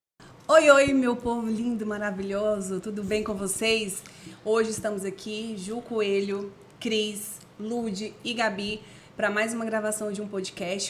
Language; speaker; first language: Portuguese; native; Portuguese